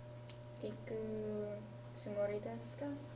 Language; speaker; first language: Japanese; non-native, learner; English